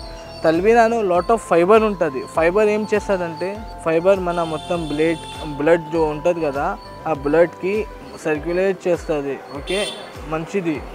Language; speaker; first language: Telugu; non-native, local second language; Urdu